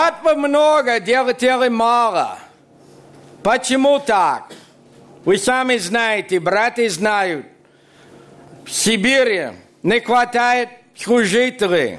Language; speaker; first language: Russian; non-native, fluent; English